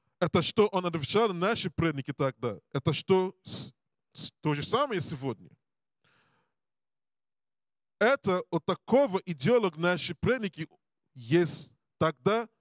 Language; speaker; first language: Russian; non-native, learner; English